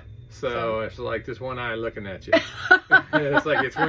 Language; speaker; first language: English; native; English